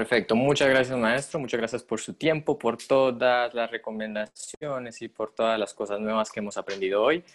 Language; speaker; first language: Spanish; native; Spanish